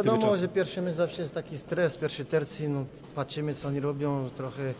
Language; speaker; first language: Polish; non-native, fluent; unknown